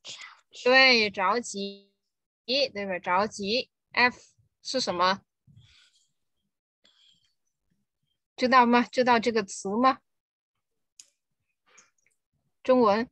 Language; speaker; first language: Chinese; non-native, fluent; Vietnamese